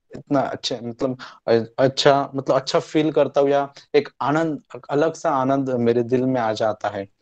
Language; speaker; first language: Hindi; non-native, local second language; Marathi